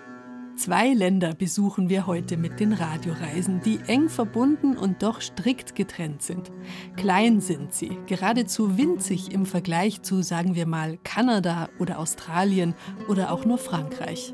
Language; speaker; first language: German; native; German